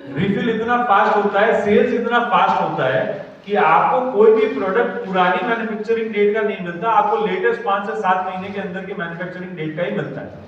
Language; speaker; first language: Hindi; native; Hindi